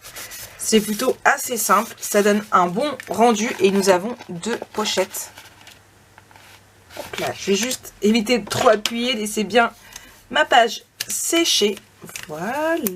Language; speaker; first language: French; native; French